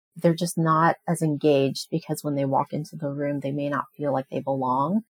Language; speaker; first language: English; native; English